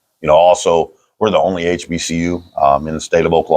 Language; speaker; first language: English; native; English